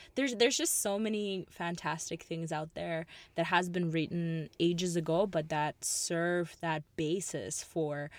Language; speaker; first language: English; early bilingual, other home language; Russian